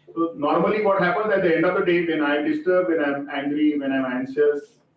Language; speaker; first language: English; non-native, local second language; Marathi